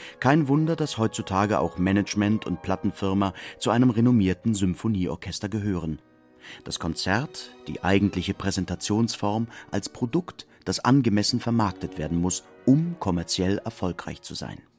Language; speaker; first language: German; native; German